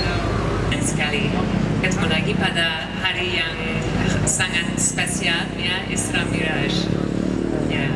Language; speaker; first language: Indonesian; non-native, fluent; English